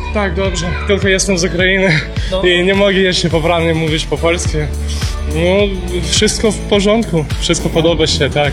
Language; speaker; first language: Polish; non-native, learner; Ukrainian